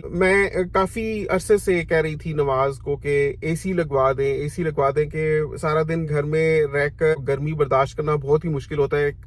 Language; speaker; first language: Urdu; non-native, local second language; Punjabi